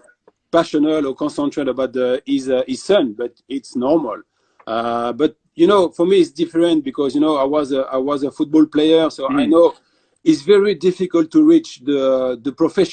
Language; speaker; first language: English; non-native, fluent; French